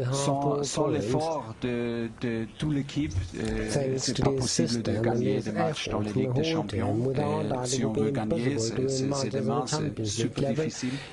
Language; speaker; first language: French; non-native, fluent; German